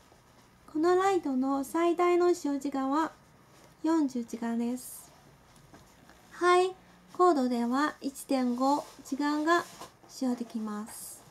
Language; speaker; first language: Japanese; non-native, fluent; Chinese